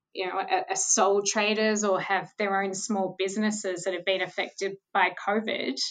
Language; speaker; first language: English; native; English